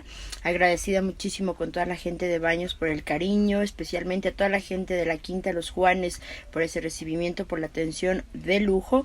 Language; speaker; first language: Spanish; native; Spanish